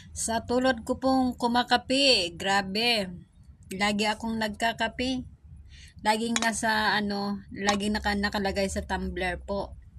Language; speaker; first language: Filipino; non-native, local second language; Iloko